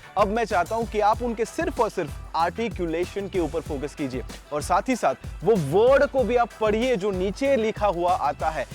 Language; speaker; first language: Hindi; non-native, local second language; Gujarati